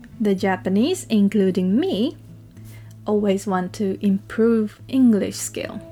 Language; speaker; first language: English; non-native, fluent; Japanese